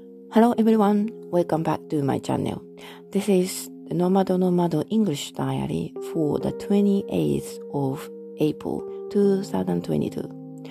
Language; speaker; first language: English; non-native, fluent; Japanese